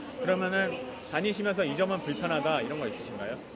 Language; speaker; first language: Korean; native; Korean